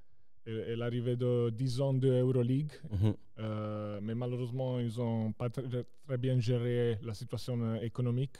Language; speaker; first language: French; non-native, local second language; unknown